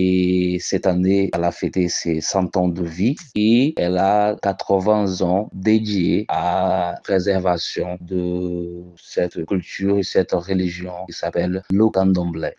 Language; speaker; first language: French; non-native, fluent; Portuguese